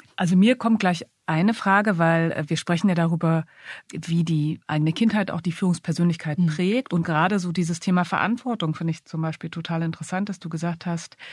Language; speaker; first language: German; native; German